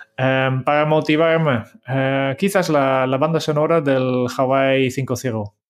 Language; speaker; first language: Spanish; non-native, fluent; Dutch